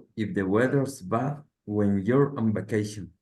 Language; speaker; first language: English; non-native, learner; Spanish